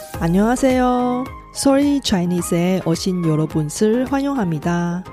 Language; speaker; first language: Korean; non-native, fluent; Chinese